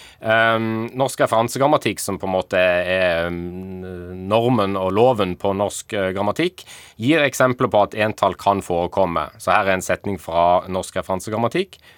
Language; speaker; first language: Norwegian; native; Norwegian